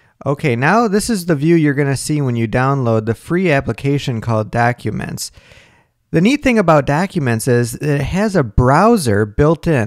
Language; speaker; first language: English; native; English